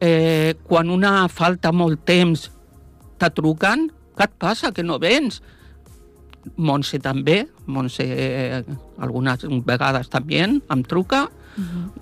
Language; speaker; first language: Catalan; non-native, local second language; Spanish